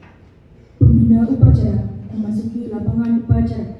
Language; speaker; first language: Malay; non-native, local second language; Javanese